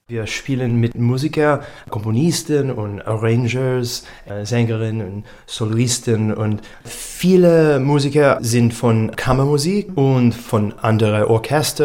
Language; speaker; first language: German; non-native, learner; English